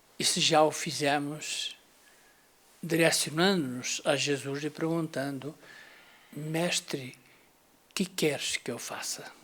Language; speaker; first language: Portuguese; native; Portuguese